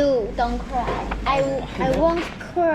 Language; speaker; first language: English; non-native, learner; Vietnamese